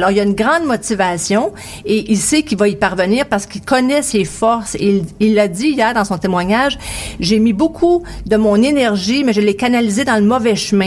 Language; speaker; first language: French; native; French